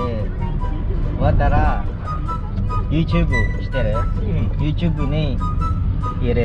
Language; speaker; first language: Japanese; non-native, learner; Filipino